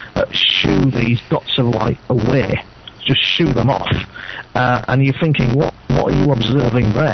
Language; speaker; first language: English; native; English